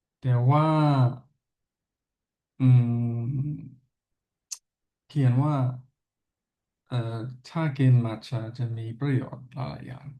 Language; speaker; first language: Thai; non-native, learner; English